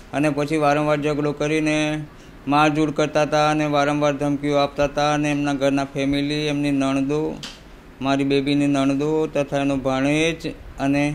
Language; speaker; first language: Gujarati; native; Gujarati